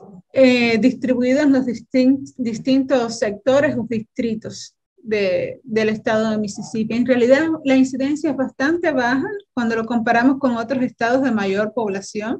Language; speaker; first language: Spanish; native; Spanish